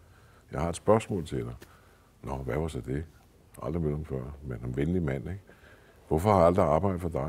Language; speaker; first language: Danish; native; Danish